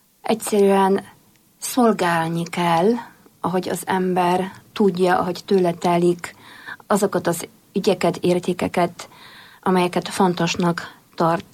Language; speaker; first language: Hungarian; non-native, fluent; Polish